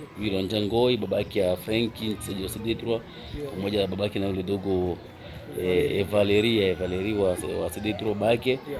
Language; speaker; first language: Swahili; native; Swahili